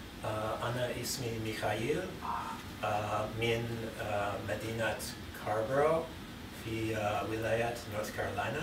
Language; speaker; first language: Arabic; non-native, learner; English